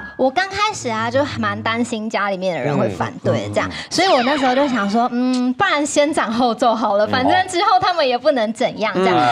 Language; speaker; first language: Chinese; native; Chinese